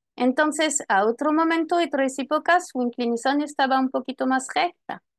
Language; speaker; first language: Spanish; non-native, fluent; French